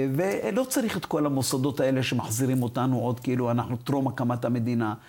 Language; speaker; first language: Hebrew; early bilingual, other home language; Arabic